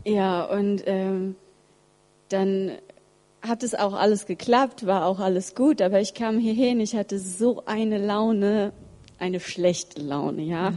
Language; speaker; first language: German; early bilingual, other home language; Russian